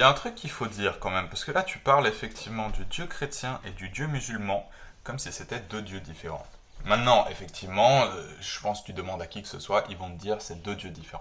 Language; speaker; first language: French; native; French